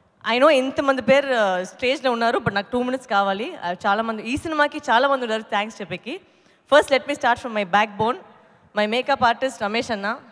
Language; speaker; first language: Telugu; non-native, local second language; Tamil